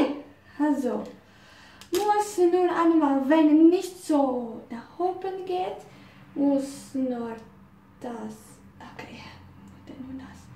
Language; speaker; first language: German; non-native, learner; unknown